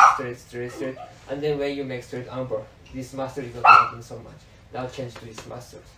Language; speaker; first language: English; non-native, learner; Japanese